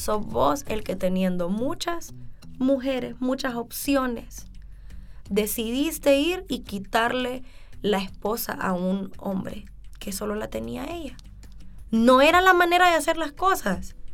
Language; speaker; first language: Spanish; native; Spanish